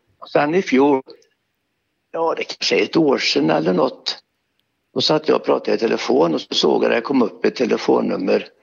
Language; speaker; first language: Swedish; native; Swedish